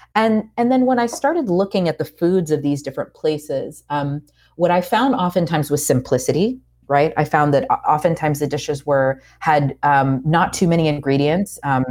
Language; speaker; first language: English; native; English